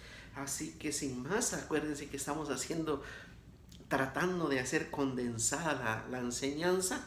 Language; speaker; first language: Spanish; native; Spanish